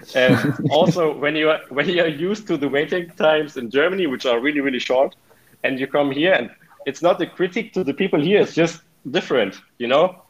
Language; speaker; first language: English; non-native, fluent; German